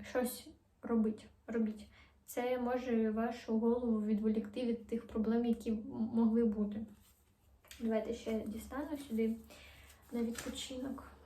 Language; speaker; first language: Ukrainian; non-native, local second language; Russian